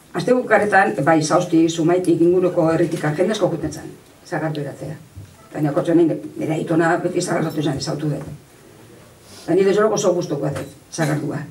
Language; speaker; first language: Basque; native; Basque